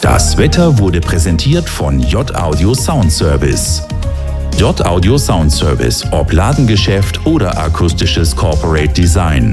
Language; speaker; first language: German; native; German